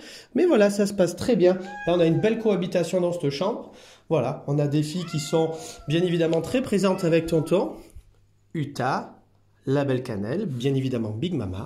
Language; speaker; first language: French; native; French